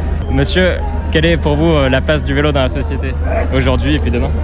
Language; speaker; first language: French; native; French